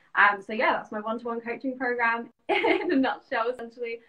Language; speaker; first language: English; native; English